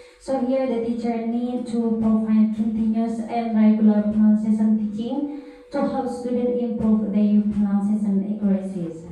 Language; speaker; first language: English; non-native, learner; Indonesian